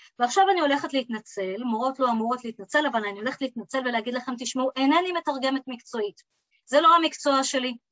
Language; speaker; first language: Hebrew; early bilingual, other home language; English